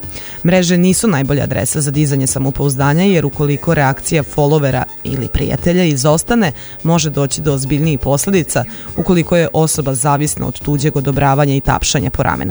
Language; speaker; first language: Serbian; native; Serbian